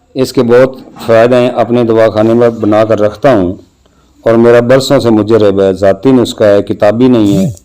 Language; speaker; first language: Urdu; non-native, local second language; Punjabi